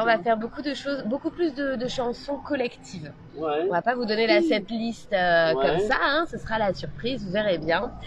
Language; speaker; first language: French; native; French